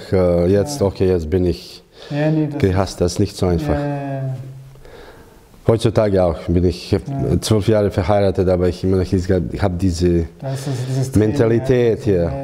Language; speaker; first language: German; non-native, learner; Croatian